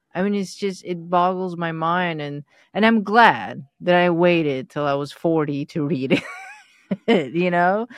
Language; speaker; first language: English; non-native, fluent; Persian